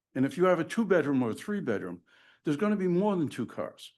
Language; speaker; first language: English; native; English